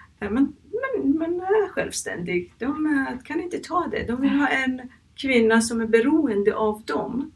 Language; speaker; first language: Swedish; non-native, fluent; Persian